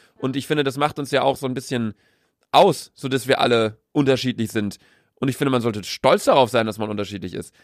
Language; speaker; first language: German; native; German